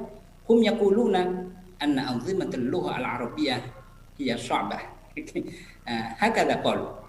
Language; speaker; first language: Arabic; non-native, fluent; Indonesian